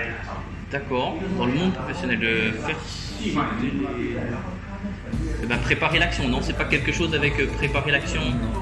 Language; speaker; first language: French; native; French